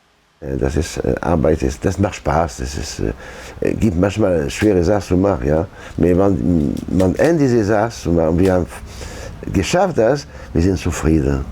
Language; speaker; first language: German; non-native, learner; French